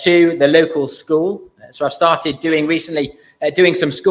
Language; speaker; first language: English; native; English